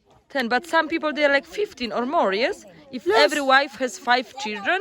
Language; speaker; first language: English; non-native, learner; Polish